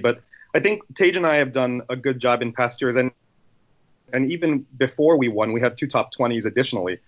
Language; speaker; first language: English; native; English